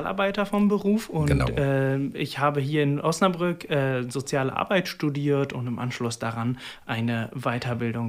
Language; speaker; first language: German; non-native, fluent; Arabic